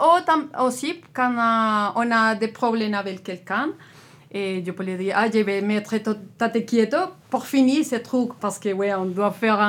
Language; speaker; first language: French; non-native, learner; Spanish